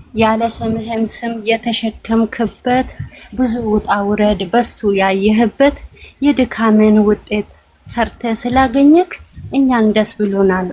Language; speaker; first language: Amharic; non-native, local second language; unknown